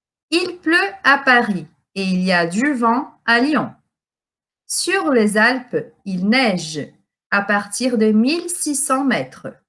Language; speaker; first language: French; non-native, fluent; Portuguese